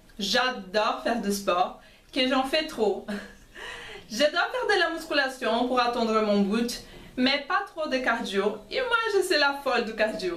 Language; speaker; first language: French; non-native, fluent; Portuguese